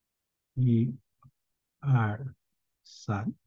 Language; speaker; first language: Chinese; native; Chinese